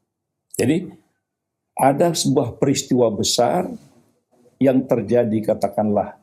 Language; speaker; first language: Indonesian; native; Indonesian